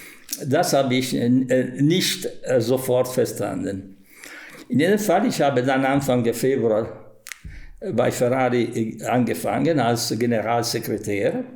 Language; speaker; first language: German; non-native, fluent; Italian